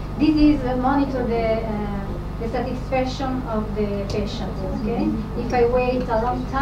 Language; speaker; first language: English; non-native, fluent; Italian